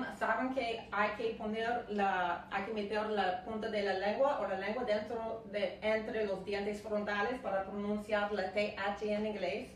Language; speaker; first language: Spanish; non-native, fluent; English